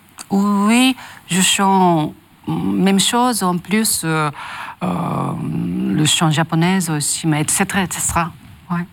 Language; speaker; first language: French; non-native, learner; Japanese